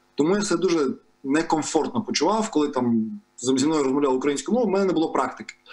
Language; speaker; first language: Ukrainian; non-native, local second language; Russian